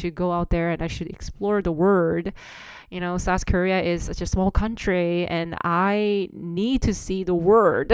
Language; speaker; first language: English; non-native, fluent; Korean